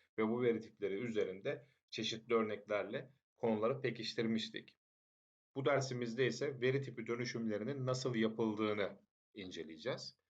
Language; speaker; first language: Turkish; native; Turkish